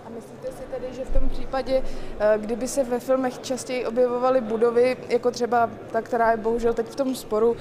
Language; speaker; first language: Czech; native; Czech